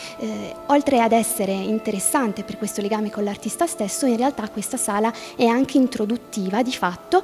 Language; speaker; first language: Italian; native; Italian